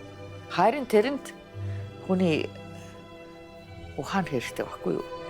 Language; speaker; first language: Mongolian; non-native, fluent; Finnish